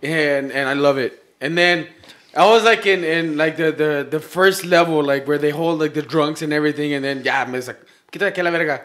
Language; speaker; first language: English; early bilingual, other home language; Spanish